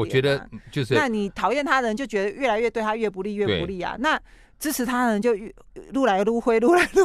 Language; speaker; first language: Chinese; native; Chinese